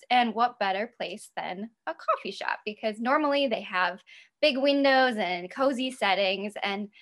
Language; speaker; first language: English; native; English